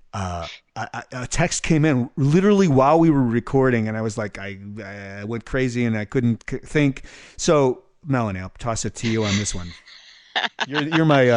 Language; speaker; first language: English; native; English